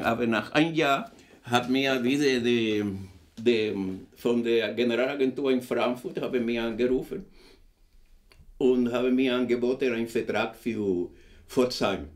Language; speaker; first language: German; non-native, fluent; Spanish